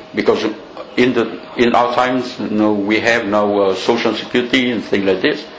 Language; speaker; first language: English; non-native, fluent; Vietnamese